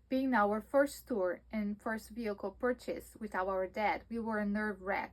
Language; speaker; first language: English; non-native, fluent; Portuguese